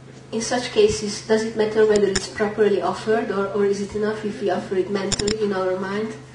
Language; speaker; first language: English; non-native, fluent; Hungarian